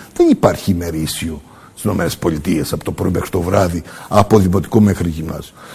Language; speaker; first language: Greek; early bilingual, heritage; Greek